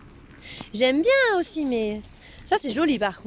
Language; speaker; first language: French; native; French